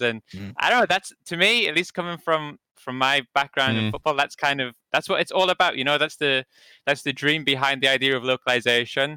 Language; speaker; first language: English; native; English